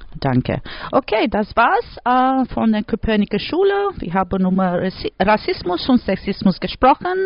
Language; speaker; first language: German; non-native, learner; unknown